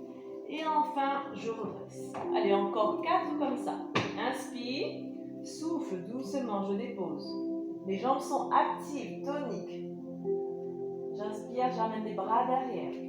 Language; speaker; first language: French; native; French